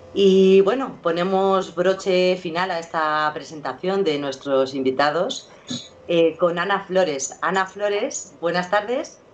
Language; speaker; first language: Spanish; native; Spanish